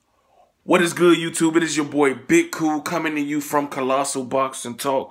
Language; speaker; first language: English; native; English